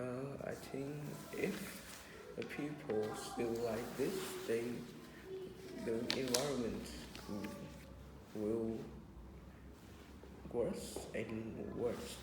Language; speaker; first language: English; non-native, learner; Vietnamese